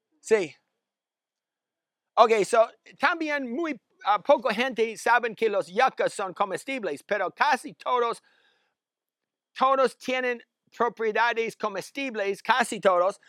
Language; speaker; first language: Spanish; non-native, learner; English